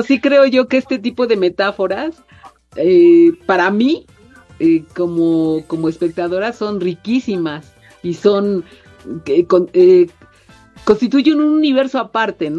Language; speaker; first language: Spanish; native; Spanish